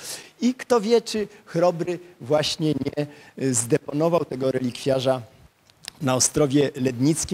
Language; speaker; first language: Polish; native; Polish